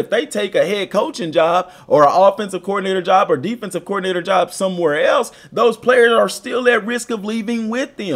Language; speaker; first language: English; native; English